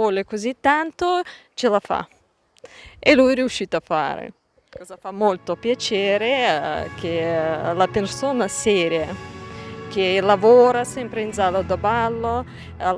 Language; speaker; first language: Italian; non-native, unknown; Russian